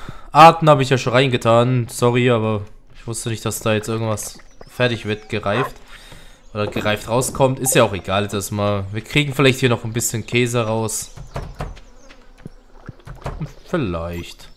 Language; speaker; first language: German; native; German